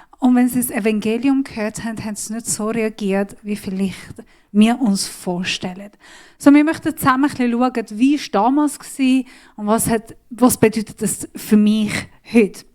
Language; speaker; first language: German; non-native, learner; Persian